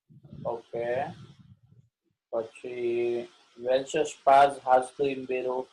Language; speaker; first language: German; non-native, learner; Gujarati